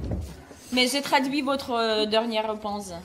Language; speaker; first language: French; non-native, fluent; Russian